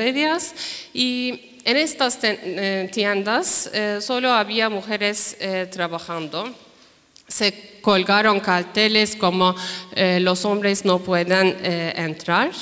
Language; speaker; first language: Spanish; non-native, fluent; Turkish